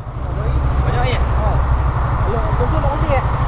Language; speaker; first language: Malay; native; Malay